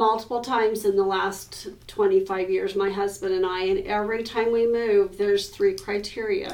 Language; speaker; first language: English; native; English